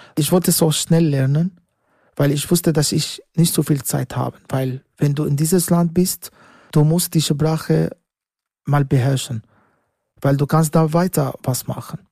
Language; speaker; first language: German; non-native, learner; Arabic